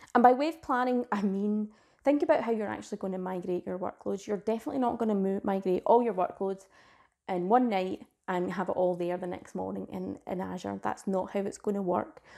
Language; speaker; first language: English; native; English